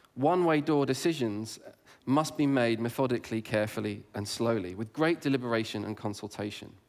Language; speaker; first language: English; native; English